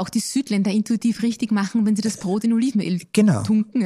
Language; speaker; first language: German; native; German